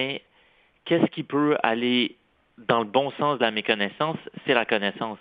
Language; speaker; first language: French; native; French